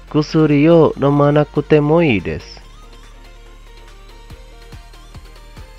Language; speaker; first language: Japanese; non-native, fluent; Indonesian